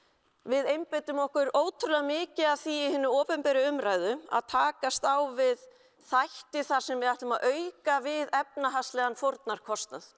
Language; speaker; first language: Icelandic; native; Icelandic